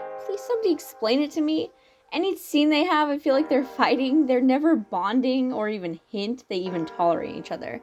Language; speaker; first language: English; native; English